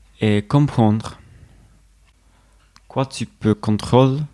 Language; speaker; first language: French; non-native, learner; English